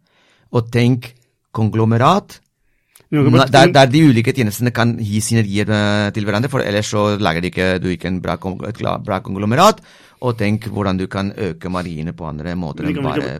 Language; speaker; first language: Norwegian; non-native, fluent; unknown